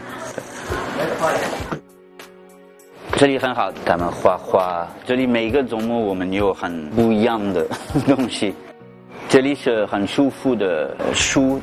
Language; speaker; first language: Chinese; non-native, learner; French